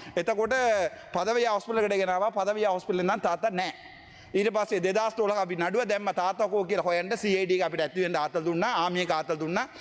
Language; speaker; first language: Sinhala; non-native, local second language; Tamil